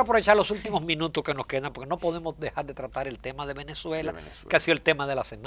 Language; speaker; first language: Spanish; native; Spanish